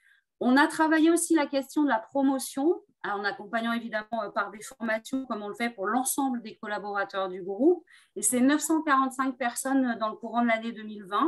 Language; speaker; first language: French; native; French